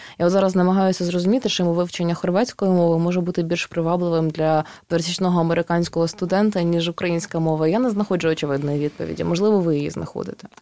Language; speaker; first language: Ukrainian; native; Ukrainian